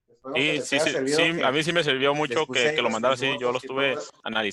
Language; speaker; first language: Spanish; native; Spanish